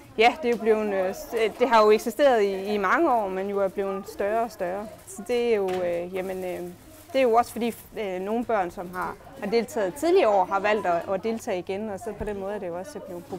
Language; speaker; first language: Danish; native; Danish